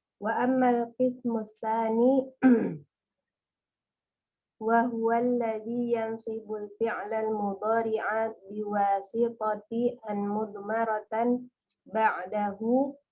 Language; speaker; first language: Arabic; non-native, learner; Indonesian